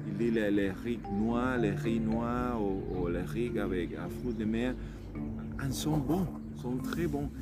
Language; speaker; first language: French; non-native, learner; Spanish